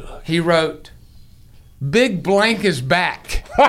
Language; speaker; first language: English; native; English